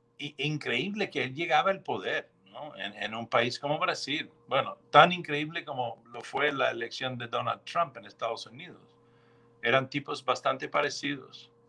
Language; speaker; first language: Spanish; non-native, fluent; English